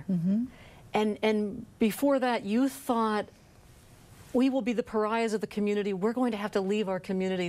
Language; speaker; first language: English; native; English